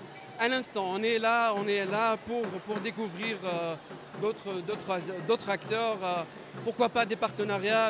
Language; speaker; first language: French; non-native, local second language; Arabic